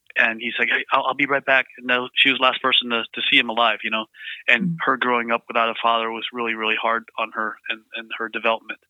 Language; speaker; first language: English; early bilingual, other home language; Vietnamese